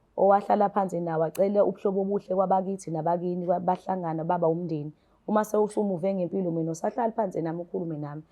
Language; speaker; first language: Zulu; native; Zulu